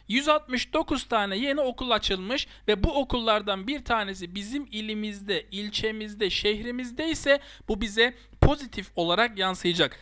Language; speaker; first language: Turkish; native; Turkish